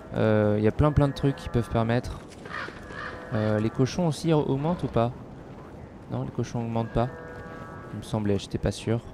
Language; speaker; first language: French; native; French